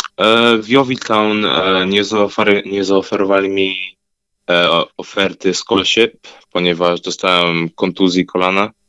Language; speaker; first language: Polish; early bilingual, heritage; Polish